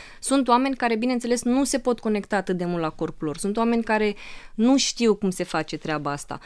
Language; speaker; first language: Romanian; non-native, local second language; Russian